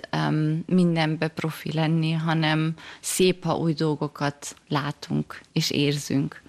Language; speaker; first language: Hungarian; early bilingual, heritage; German